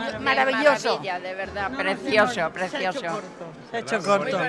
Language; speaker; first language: Spanish; native; Spanish